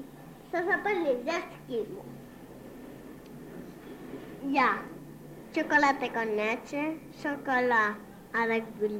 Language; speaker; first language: French; early bilingual, heritage; Spanish